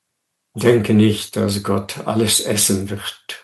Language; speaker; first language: German; non-native, fluent; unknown